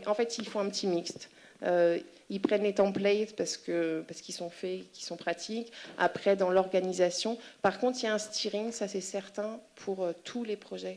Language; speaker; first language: French; native; French